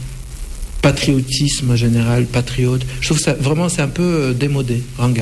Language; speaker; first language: French; non-native, fluent; Russian